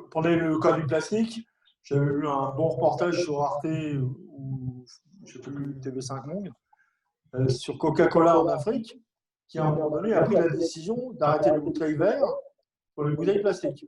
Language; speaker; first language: French; native; French